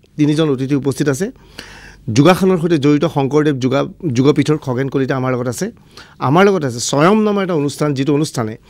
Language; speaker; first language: Assamese; native; Assamese